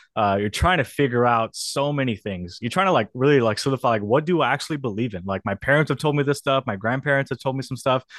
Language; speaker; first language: English; native; English